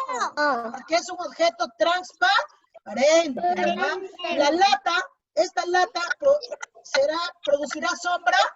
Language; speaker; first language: Spanish; native; Spanish